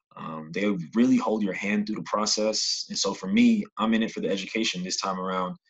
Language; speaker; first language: English; native; English